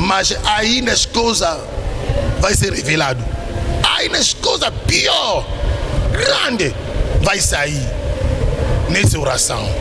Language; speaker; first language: Portuguese; non-native, learner; Lingala